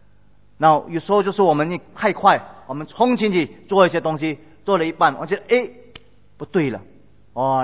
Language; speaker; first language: Chinese; native; Chinese